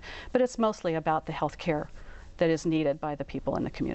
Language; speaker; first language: English; native; English